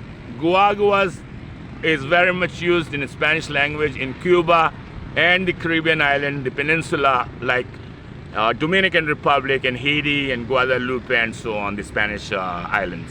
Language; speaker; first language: English; non-native, fluent; Urdu